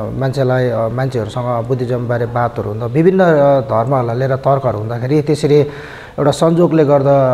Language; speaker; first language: Nepali; native; Nepali